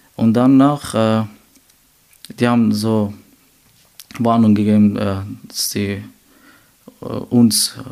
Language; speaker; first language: German; non-native, learner; Persian